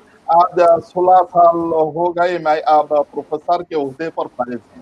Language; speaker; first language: Urdu; non-native, local second language; Bangla